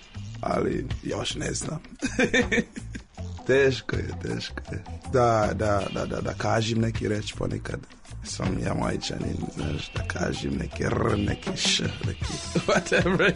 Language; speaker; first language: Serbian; non-native, learner; English